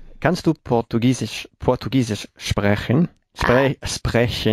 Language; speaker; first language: German; non-native, learner; Spanish